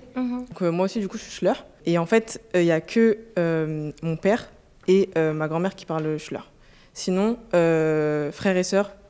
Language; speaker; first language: French; native; French